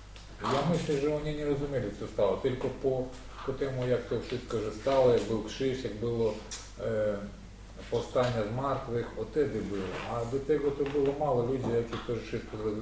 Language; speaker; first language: Polish; non-native, learner; Russian